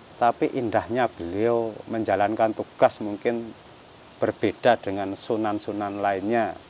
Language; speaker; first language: Indonesian; non-native, local second language; Javanese